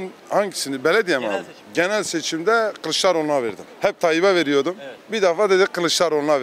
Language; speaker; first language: Turkish; native; Turkish